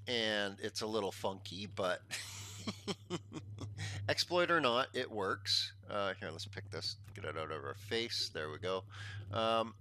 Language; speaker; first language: English; native; English